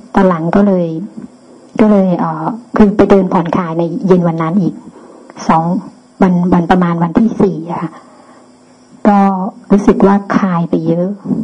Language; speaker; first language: Thai; native; Thai